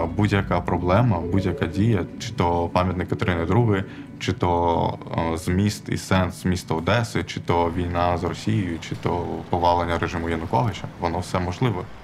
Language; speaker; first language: Ukrainian; non-native, local second language; Armenian